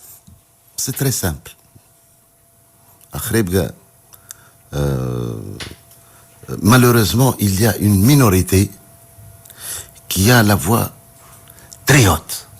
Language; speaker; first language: French; non-native, local second language; Arabic